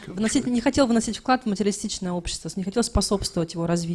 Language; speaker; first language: Russian; native; Russian